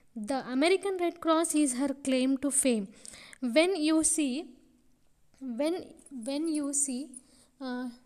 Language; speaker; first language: English; non-native, local second language; Telugu